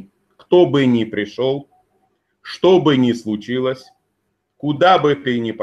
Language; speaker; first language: Russian; native; Russian